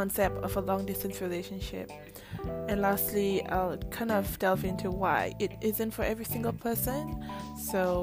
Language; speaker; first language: English; native; English